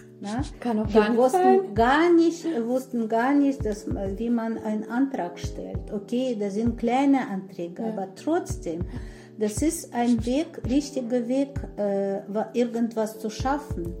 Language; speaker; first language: German; non-native, fluent; Russian